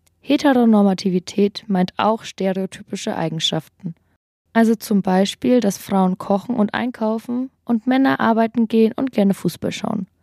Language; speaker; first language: German; early bilingual, other home language; Somali